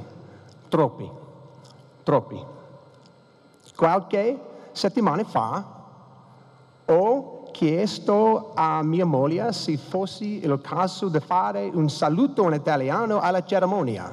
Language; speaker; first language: Italian; non-native, learner; English